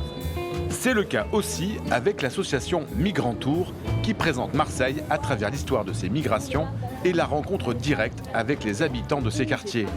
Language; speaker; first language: French; native; French